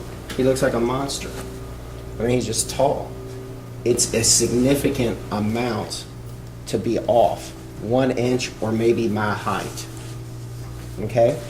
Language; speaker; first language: English; native; English